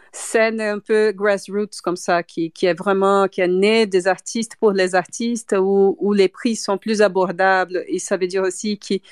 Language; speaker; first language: French; non-native, fluent; Portuguese